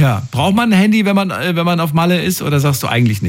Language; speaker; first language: German; native; German